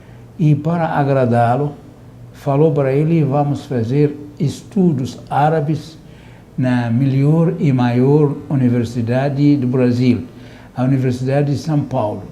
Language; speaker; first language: Portuguese; non-native, fluent; Arabic